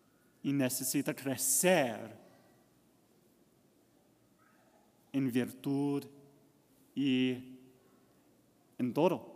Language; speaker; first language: Spanish; non-native, learner; English